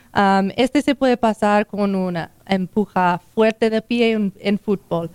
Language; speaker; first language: Spanish; non-native, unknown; English